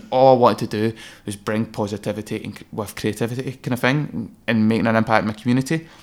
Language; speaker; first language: English; native; English